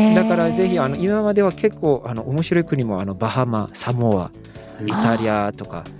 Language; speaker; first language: Japanese; non-native, fluent; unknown